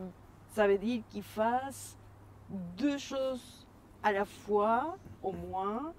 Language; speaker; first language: French; non-native, fluent; Spanish